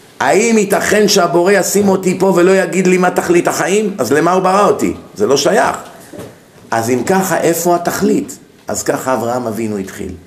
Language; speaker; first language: Hebrew; native; Hebrew